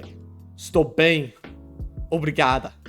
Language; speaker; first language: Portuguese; non-native, learner; English